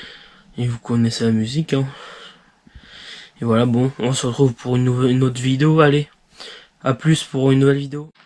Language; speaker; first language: French; native; French